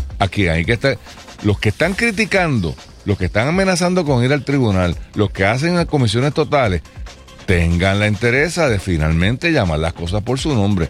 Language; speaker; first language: Spanish; native; Spanish